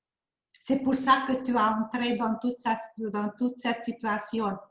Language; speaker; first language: French; non-native, learner; Hungarian